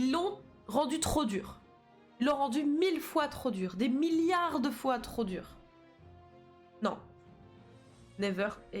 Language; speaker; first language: French; native; French